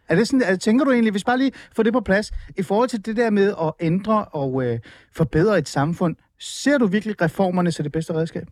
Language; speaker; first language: Danish; early bilingual, other home language; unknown